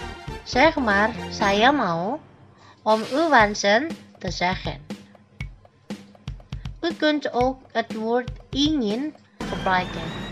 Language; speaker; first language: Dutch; non-native, fluent; Indonesian